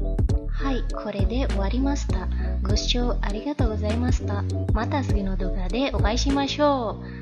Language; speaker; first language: Japanese; non-native, fluent; Indonesian